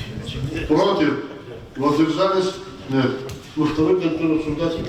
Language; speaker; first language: Russian; non-native, local second language; Lezghian